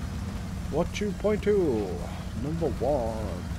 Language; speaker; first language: English; native; English